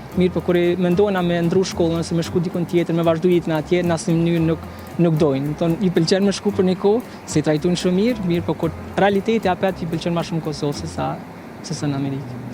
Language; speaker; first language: Albanian; native; Albanian